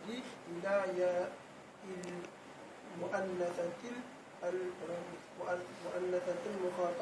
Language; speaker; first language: Arabic; non-native, learner; Malay